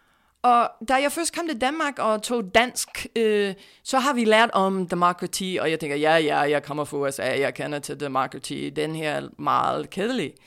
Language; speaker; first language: Danish; non-native, fluent; English